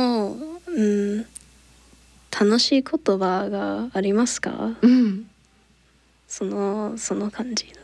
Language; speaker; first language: Japanese; non-native, learner; English